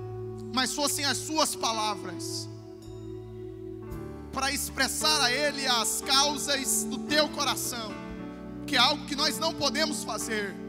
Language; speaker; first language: Portuguese; native; Portuguese